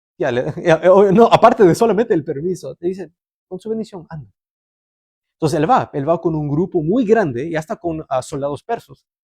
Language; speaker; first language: Spanish; early bilingual, heritage; Spanish